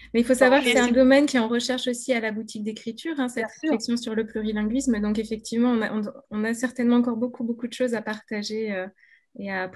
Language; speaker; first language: French; native; French